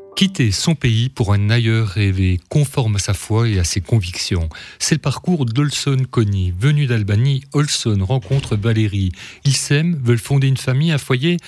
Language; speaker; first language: French; native; French